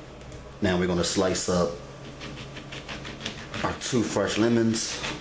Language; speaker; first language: English; native; English